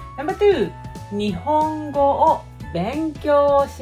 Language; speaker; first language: Japanese; non-native, fluent; English